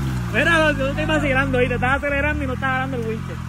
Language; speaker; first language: Spanish; native; Spanish